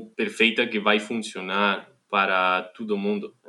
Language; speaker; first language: Portuguese; non-native, fluent; German